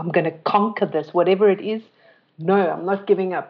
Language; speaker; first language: English; native; English